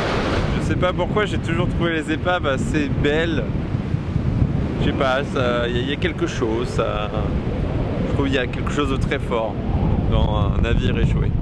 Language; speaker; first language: French; native; French